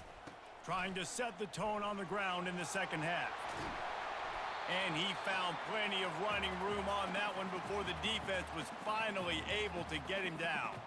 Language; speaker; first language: English; native; English